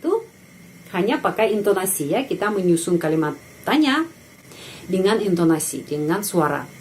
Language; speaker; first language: Indonesian; non-native, fluent; Russian